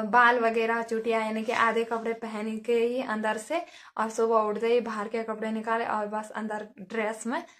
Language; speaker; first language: Hindi; native; Hindi